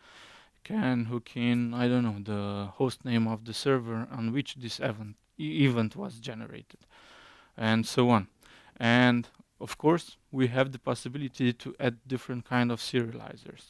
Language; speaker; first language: English; non-native, fluent; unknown